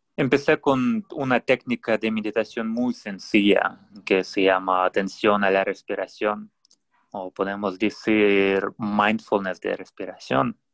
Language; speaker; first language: Spanish; non-native, fluent; Russian